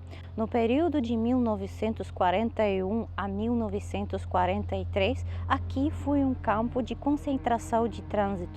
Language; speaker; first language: Portuguese; non-native, fluent; Russian